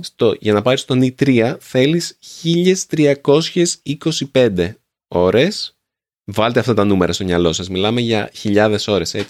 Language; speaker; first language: Greek; native; Greek